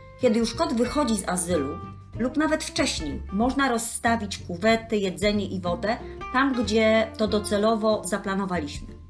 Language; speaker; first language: Polish; native; Polish